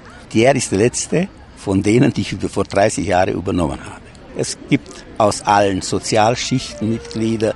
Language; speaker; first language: German; native; German